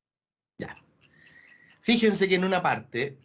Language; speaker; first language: Spanish; native; Spanish